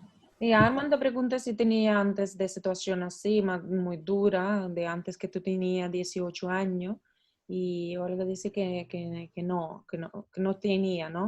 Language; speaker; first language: Spanish; non-native, learner; Russian